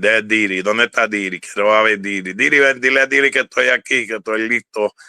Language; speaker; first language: Spanish; early bilingual, heritage; Spanish